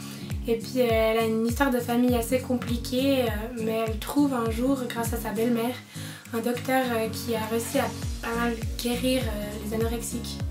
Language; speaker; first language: French; native; French